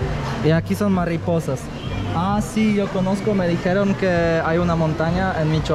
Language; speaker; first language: Spanish; non-native, learner; Polish